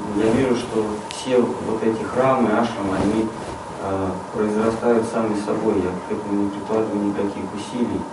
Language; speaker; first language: Russian; native; Russian